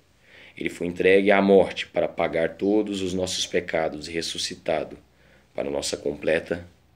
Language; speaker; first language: Portuguese; native; Portuguese